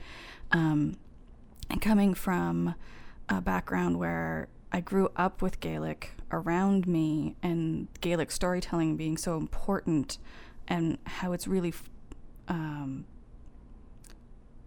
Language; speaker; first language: English; native; English